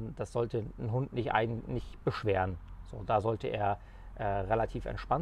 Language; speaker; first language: German; native; German